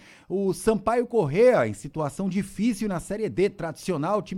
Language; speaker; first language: Portuguese; native; Portuguese